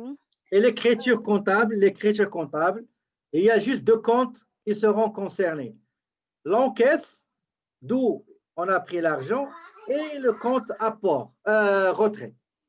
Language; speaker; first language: French; native; French